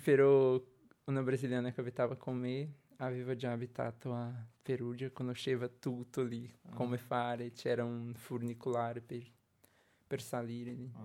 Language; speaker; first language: Italian; non-native, learner; Portuguese